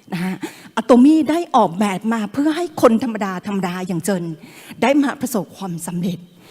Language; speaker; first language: Thai; non-native, local second language; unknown